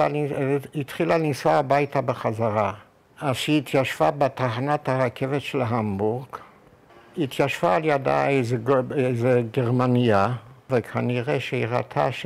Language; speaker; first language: Hebrew; non-native, fluent; Yiddish